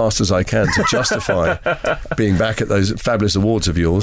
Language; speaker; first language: English; native; English